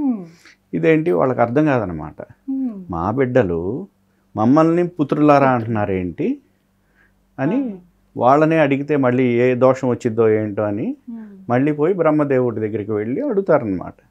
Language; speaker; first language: Telugu; native; Telugu